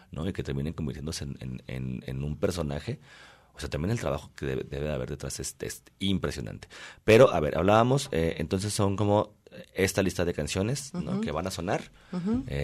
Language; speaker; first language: Spanish; native; Spanish